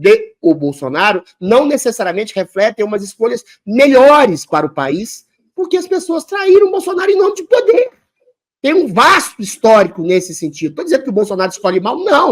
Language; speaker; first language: Portuguese; native; Portuguese